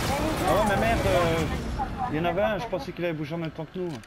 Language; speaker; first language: French; native; French